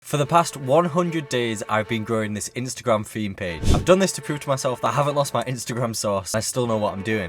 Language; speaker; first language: English; native; English